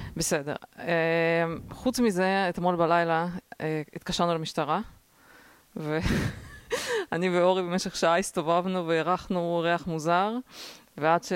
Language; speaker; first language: Hebrew; early bilingual, other home language; Russian